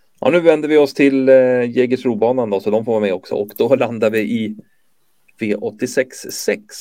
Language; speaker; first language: Swedish; native; Swedish